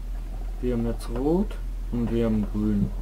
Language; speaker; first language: German; native; German